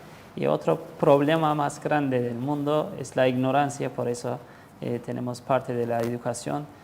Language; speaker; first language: Spanish; non-native, learner; Turkish